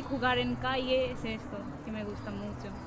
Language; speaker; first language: Spanish; non-native, learner; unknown